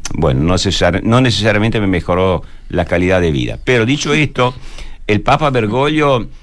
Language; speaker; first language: Spanish; non-native, fluent; Italian